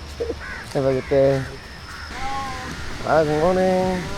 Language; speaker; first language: English; non-native, learner; Korean